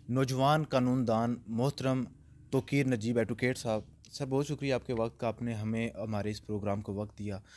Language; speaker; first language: Urdu; non-native, local second language; Pahari-Potwari